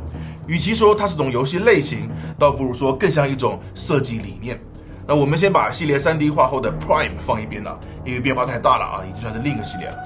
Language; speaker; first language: Chinese; native; Chinese